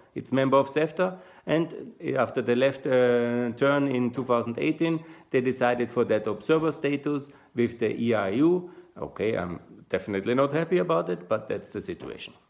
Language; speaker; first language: English; non-native, fluent; German